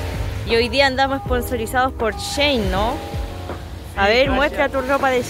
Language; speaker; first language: Spanish; native; Spanish